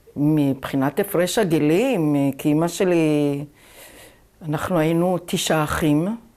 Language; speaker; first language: Hebrew; native; Hebrew